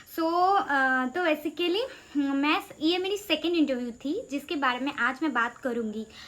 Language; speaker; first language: Hindi; non-native, local second language; Bangla